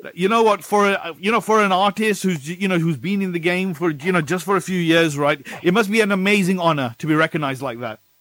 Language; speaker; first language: English; early bilingual, other home language; Hindi